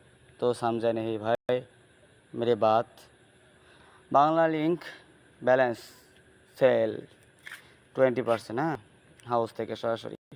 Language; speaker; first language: Hindi; non-native, learner; Bangla